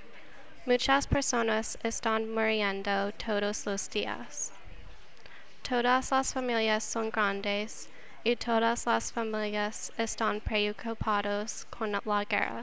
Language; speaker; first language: Spanish; non-native, learner; English